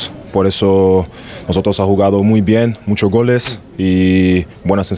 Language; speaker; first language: Spanish; non-native, learner; German